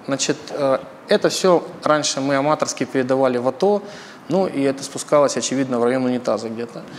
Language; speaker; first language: Russian; native; Russian